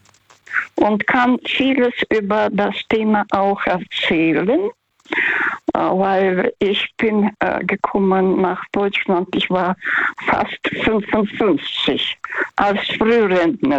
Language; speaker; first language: German; non-native, fluent; Russian